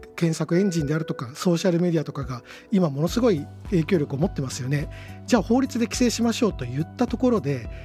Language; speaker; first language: Japanese; native; Japanese